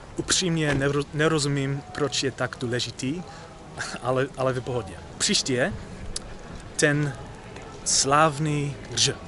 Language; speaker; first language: Czech; non-native, learner; English